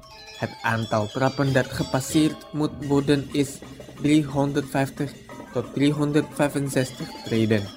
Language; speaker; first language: Dutch; non-native, fluent; Indonesian